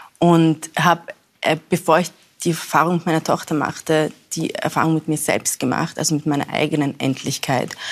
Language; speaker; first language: German; early bilingual, other home language; Persian